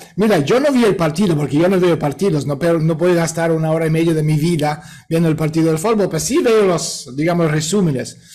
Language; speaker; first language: Spanish; non-native, fluent; Russian